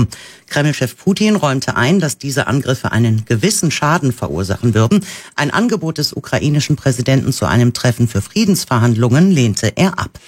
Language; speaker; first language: German; native; German